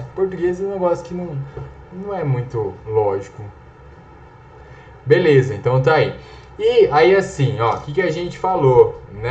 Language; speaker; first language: Portuguese; native; Portuguese